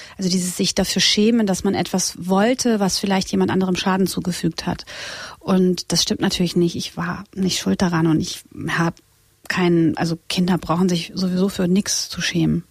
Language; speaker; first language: German; early bilingual, other home language; Croatian